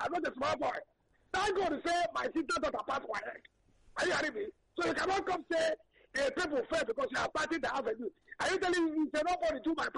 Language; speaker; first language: English; non-native, local second language; Yoruba